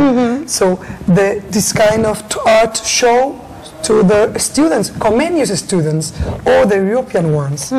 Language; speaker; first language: English; non-native, learner; Spanish